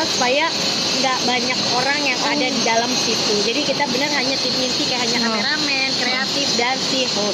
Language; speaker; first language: Indonesian; native; Indonesian